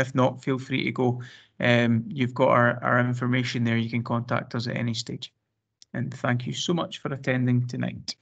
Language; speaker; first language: English; native; English